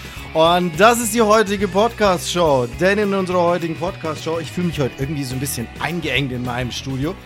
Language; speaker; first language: German; native; German